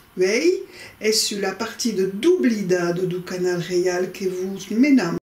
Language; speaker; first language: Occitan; native; Occitan